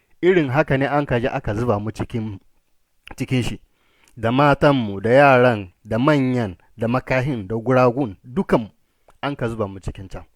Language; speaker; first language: Hausa; native; Hausa